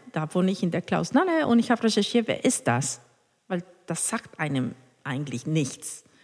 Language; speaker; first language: German; non-native, fluent; Spanish